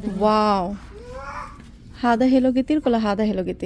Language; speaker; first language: Arabic; non-native, learner; Bangla